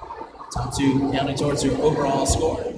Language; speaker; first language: English; native; English